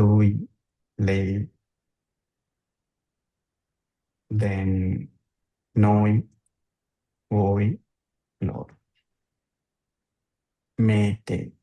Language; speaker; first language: Italian; non-native, fluent; Tamil